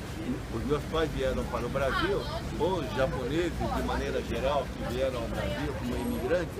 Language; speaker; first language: Portuguese; early bilingual, other home language; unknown